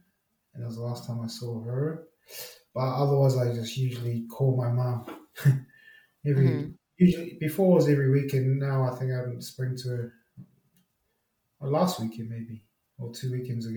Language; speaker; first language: English; native; English